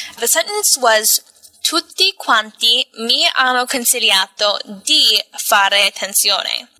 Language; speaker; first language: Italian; non-native, fluent; English